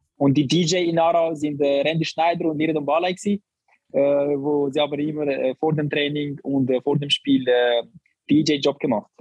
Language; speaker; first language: German; non-native, learner; Albanian